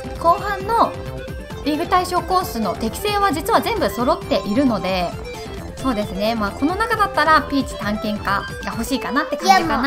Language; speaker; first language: Japanese; native; Japanese